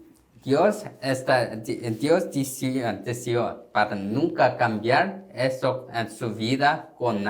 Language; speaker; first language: Spanish; non-native, learner; Korean